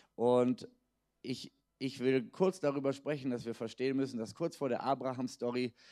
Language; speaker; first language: German; native; German